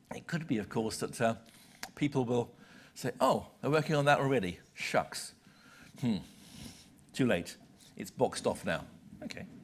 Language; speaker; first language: English; native; English